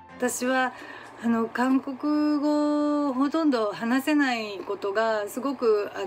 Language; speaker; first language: Japanese; native; Japanese